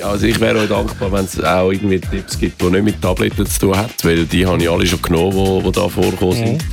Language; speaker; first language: German; native; German